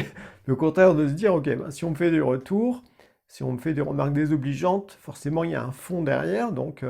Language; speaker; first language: French; native; French